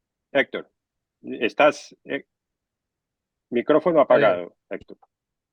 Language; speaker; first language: Spanish; native; Spanish